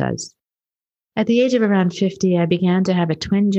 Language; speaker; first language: English; native; English